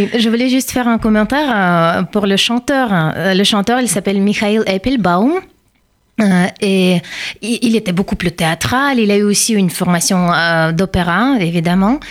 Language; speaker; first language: French; non-native, fluent; Russian